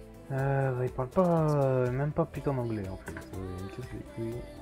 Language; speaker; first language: French; native; French